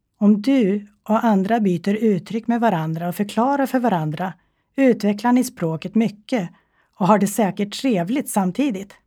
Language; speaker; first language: Swedish; native; Swedish